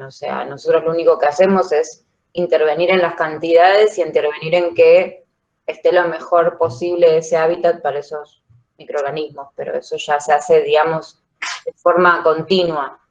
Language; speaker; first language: Spanish; native; Spanish